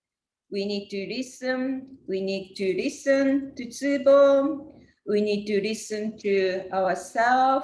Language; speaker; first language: English; non-native, learner; Japanese